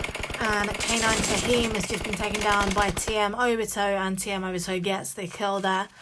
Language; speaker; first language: English; native; English